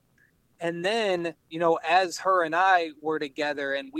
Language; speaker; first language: English; native; English